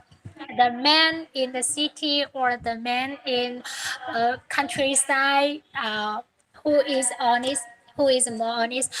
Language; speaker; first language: English; non-native, learner; Vietnamese